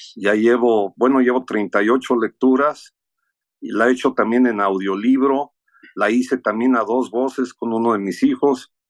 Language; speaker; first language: Spanish; early bilingual, heritage; Spanish